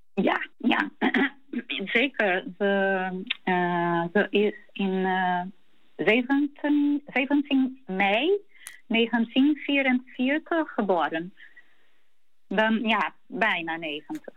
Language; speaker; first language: Dutch; early bilingual, heritage; Portuguese